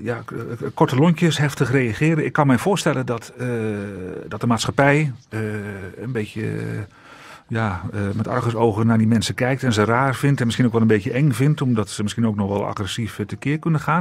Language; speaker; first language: Dutch; native; Dutch